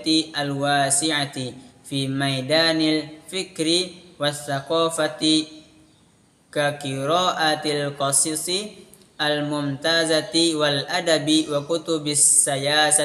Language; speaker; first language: Arabic; non-native, learner; Indonesian